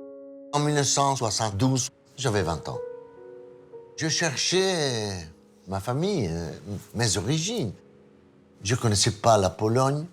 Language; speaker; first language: French; non-native, fluent; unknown